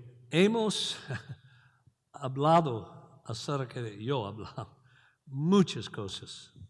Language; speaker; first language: Spanish; non-native, learner; English